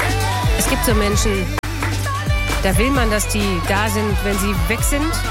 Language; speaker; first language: German; native; German